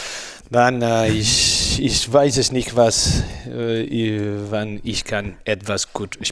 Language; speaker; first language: German; non-native, learner; Spanish